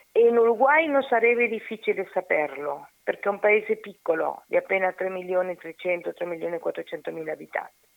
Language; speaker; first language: Italian; non-native, fluent; Spanish